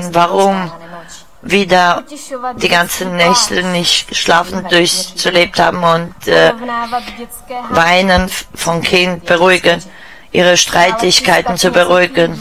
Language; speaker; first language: German; non-native, fluent; Czech